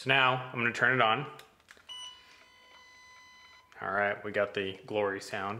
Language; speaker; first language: English; native; English